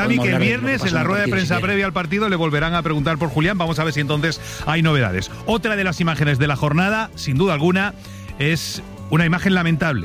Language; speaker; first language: Spanish; native; Spanish